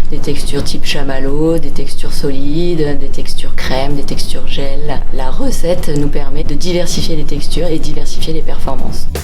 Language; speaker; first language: French; native; French